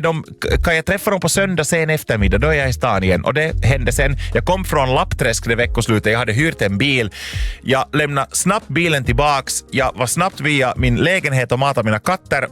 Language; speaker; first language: Swedish; native; Swedish